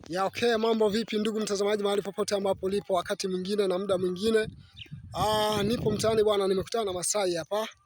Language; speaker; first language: Swahili; native; Swahili